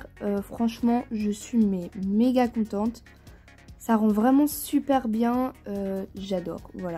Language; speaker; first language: French; native; French